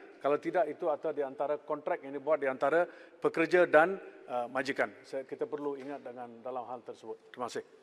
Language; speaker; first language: Malay; non-native, local second language; Tamil